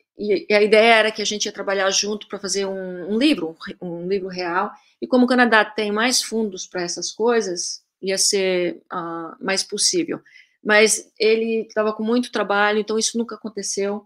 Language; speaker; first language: Portuguese; early bilingual, heritage; Portuguese